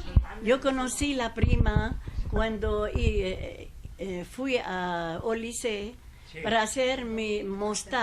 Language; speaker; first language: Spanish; non-native, fluent; Persian